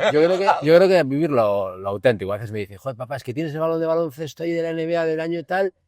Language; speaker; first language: Spanish; non-native, local second language; Galician